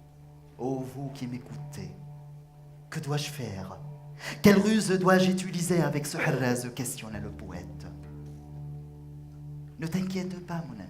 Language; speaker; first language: French; non-native, local second language; Arabic